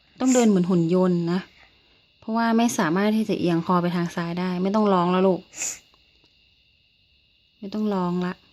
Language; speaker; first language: Thai; native; Thai